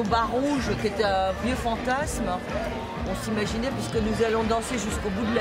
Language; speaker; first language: French; native; French